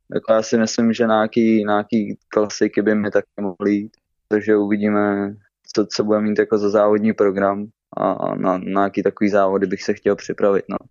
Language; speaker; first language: Czech; native; Czech